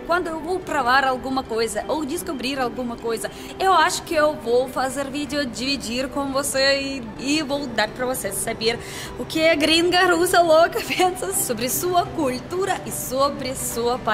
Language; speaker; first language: Portuguese; non-native, learner; Russian